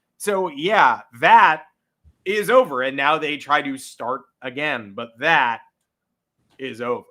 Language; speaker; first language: English; native; English